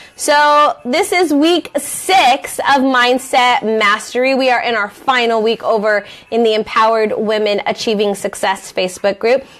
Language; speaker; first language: English; native; English